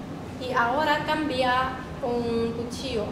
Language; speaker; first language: Spanish; non-native, learner; Chinese